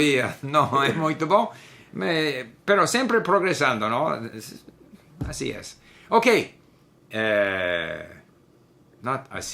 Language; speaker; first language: Portuguese; non-native, learner; English